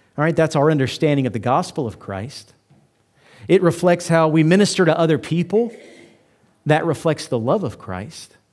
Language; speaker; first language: English; native; English